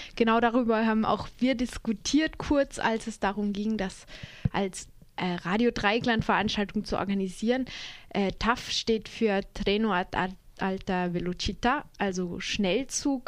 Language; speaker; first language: German; native; German